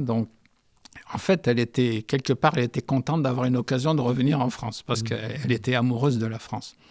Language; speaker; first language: French; early bilingual, heritage; French